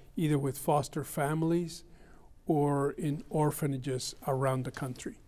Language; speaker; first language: English; early bilingual, other home language; Spanish